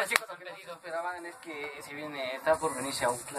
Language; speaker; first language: Spanish; native; Spanish